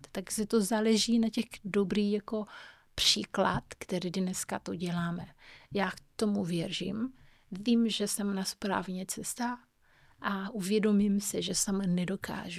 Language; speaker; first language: Czech; non-native, fluent; Kabuverdianu